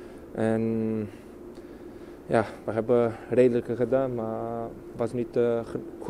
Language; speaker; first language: Dutch; non-native, fluent; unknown